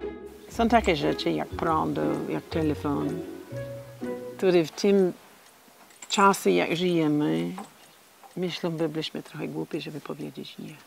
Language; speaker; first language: Polish; non-native, learner; English